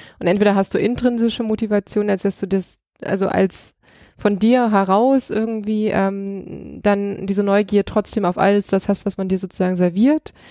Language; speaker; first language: German; early bilingual, other home language; Russian